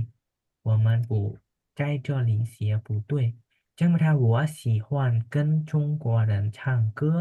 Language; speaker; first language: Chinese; non-native, fluent; Khmer